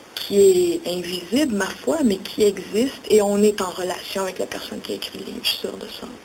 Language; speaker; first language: French; native; French